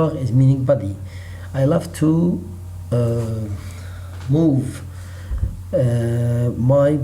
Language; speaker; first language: English; non-native, learner; Arabic